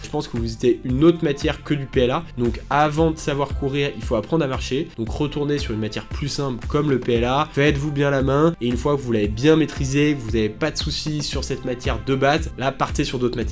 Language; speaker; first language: French; native; French